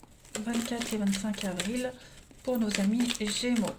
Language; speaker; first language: French; native; French